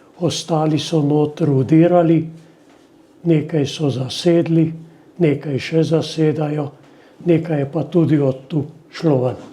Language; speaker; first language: Slovenian; native; Slovenian